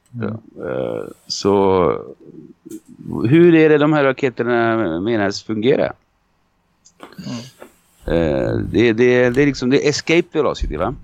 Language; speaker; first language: Swedish; non-native, fluent; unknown